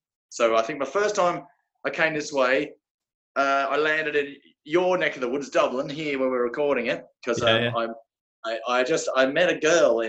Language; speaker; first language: English; native; English